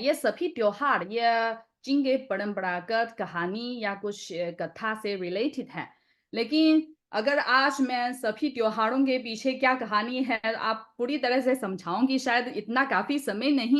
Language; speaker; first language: Hindi; non-native, fluent; Chinese